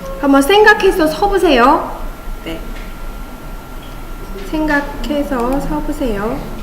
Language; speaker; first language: Korean; non-native, fluent; Chinese